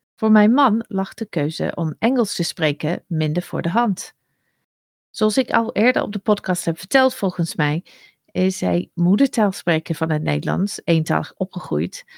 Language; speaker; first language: Dutch; non-native, fluent; English